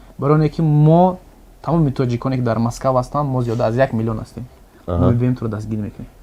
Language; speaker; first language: Persian; native; Persian